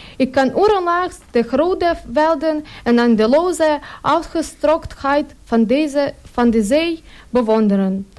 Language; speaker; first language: Dutch; non-native, learner; Ukrainian